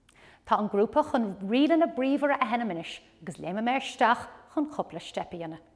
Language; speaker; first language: Irish; non-native, local second language; English